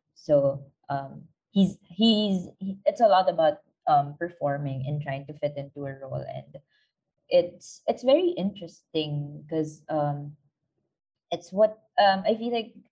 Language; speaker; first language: English; non-native, local second language; Filipino